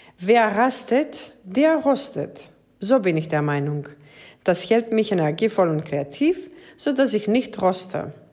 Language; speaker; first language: German; non-native, fluent; Greek